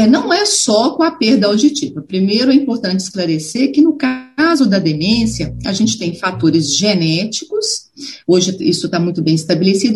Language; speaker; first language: Portuguese; native; Portuguese